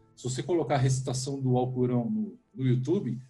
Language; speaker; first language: Portuguese; native; Portuguese